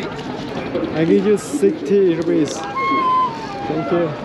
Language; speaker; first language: English; non-native, learner; Vietnamese